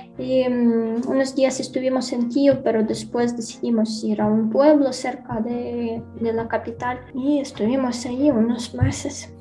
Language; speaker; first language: Spanish; non-native, fluent; Ukrainian